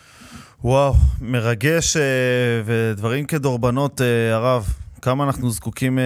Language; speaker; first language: Hebrew; native; Hebrew